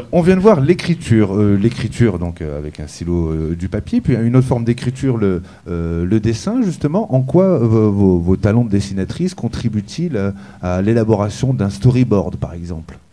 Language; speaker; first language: French; native; French